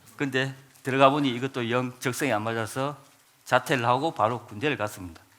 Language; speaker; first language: Korean; native; Korean